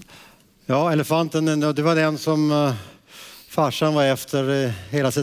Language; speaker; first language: Swedish; early bilingual, heritage; Swedish